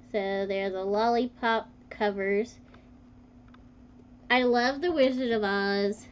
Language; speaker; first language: English; native; English